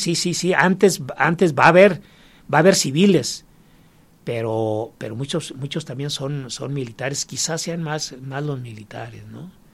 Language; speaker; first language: Spanish; native; Spanish